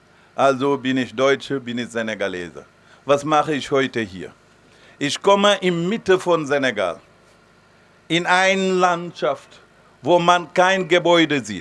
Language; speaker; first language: German; non-native, fluent; Wolof